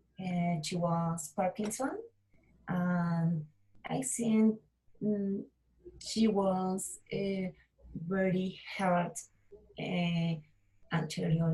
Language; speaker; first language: English; non-native, learner; Spanish